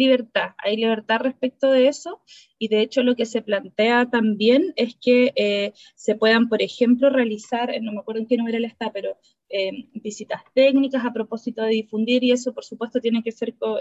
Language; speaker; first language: Spanish; native; Spanish